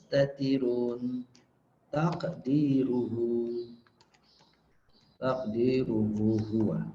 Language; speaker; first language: Arabic; non-native, fluent; Indonesian